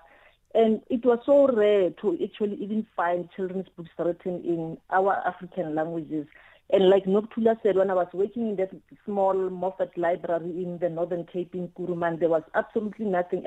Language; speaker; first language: English; non-native, local second language; Tswana